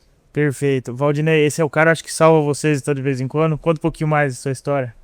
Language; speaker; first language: Portuguese; native; Portuguese